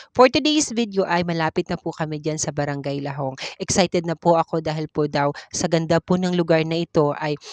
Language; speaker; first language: Filipino; non-native, local second language; Bikol